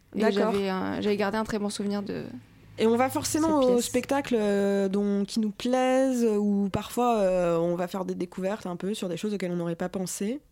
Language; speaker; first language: French; non-native, fluent; Russian